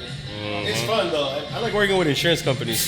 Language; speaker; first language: English; native; English